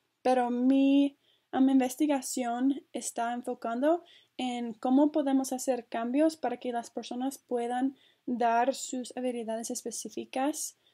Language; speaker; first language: Spanish; non-native, fluent; English